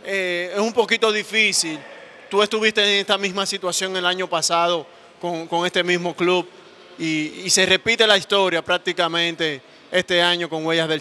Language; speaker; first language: Spanish; native; Spanish